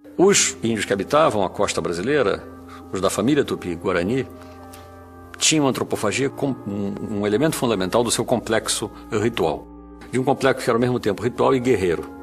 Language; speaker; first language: Portuguese; native; Portuguese